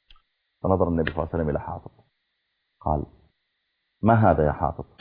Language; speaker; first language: Arabic; native; Arabic